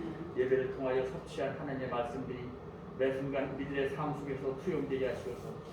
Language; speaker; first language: Korean; native; Korean